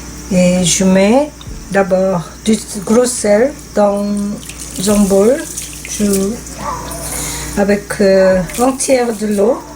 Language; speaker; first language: French; non-native, fluent; Korean